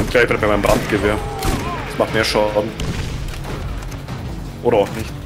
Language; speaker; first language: German; native; German